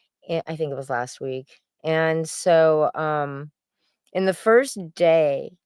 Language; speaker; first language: English; native; English